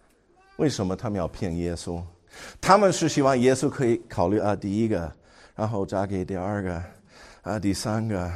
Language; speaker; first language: Chinese; non-native, fluent; English